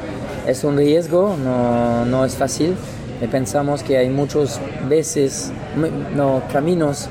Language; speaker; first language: Spanish; non-native, learner; French